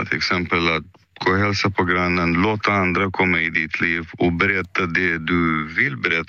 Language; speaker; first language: Swedish; early bilingual, other home language; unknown